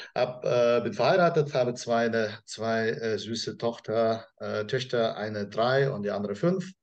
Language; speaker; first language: German; non-native, fluent; Russian